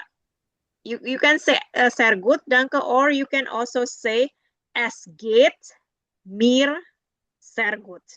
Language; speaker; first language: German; non-native, fluent; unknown